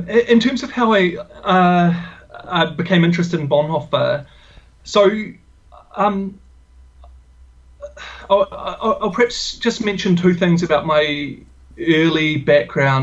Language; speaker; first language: English; native; English